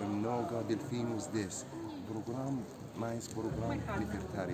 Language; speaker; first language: Russian; non-native, learner; Arabic